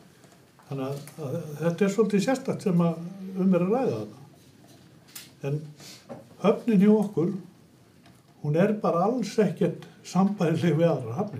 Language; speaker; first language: Icelandic; native; Icelandic